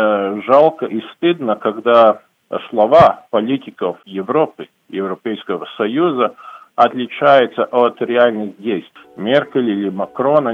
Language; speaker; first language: Russian; non-native, local second language; Latvian